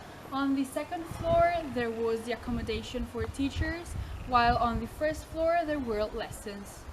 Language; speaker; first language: English; non-native, learner; Italian